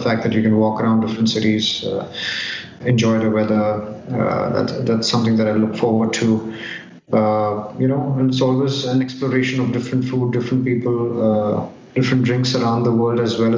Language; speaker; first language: English; non-native, local second language; Hindi